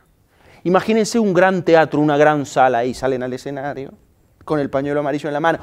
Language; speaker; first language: Spanish; native; Spanish